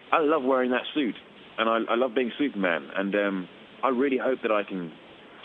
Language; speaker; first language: English; native; English